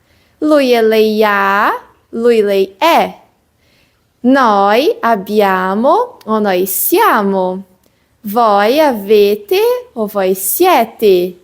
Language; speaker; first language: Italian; non-native, fluent; Portuguese